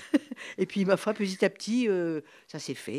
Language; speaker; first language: French; native; French